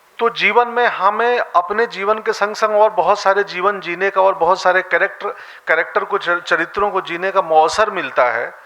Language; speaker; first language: Hindi; native; Hindi